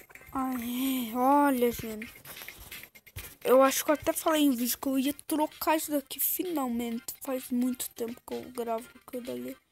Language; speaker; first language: Portuguese; native; Portuguese